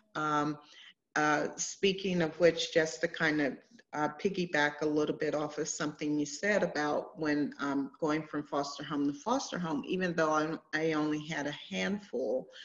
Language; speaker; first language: English; native; English